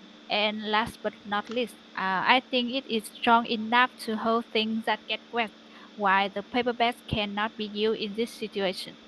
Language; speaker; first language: English; non-native, learner; Vietnamese